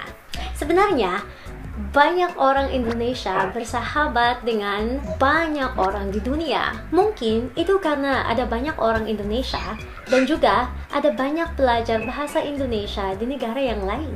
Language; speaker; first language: Indonesian; non-native, learner; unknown